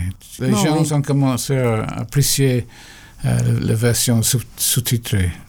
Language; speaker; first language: French; non-native, fluent; English